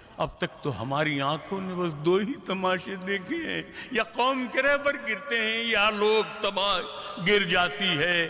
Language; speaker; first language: Urdu; native; Urdu